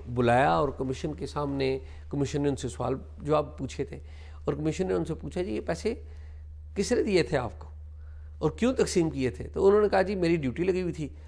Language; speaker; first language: Urdu; native; Urdu